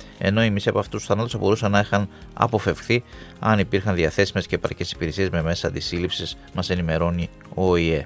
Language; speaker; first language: Greek; native; Greek